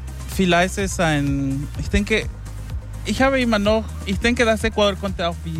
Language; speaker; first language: German; non-native, learner; Spanish